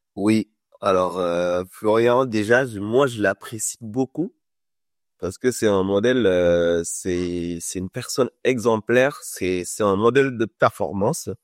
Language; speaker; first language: French; non-native, local second language; Wolof